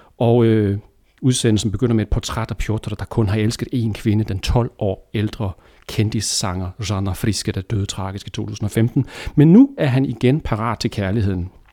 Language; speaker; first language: Danish; native; Danish